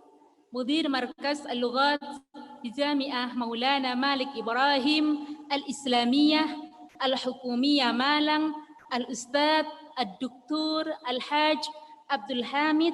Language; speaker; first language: Arabic; non-native, fluent; Indonesian